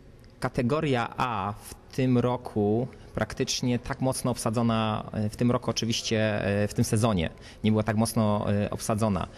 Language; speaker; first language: Polish; native; Polish